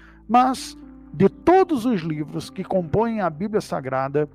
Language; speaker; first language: Portuguese; native; Portuguese